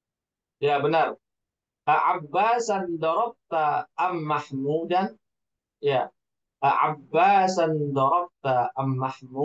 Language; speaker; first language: Arabic; non-native, fluent; Indonesian